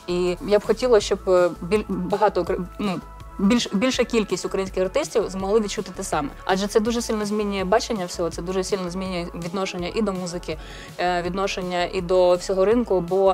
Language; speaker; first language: Ukrainian; native; Ukrainian